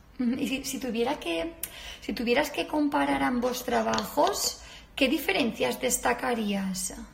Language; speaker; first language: Spanish; native; Spanish